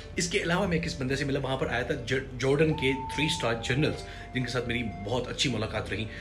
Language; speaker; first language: Urdu; non-native, local second language; Punjabi